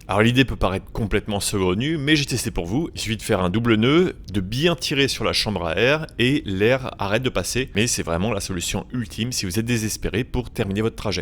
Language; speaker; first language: French; native; French